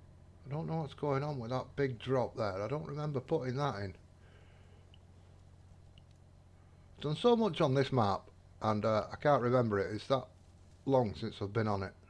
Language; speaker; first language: English; native; English